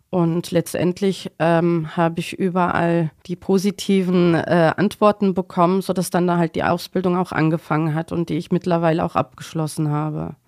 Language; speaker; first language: German; early bilingual, other home language; Turkish